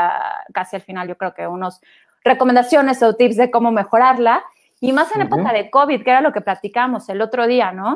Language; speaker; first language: Spanish; native; Spanish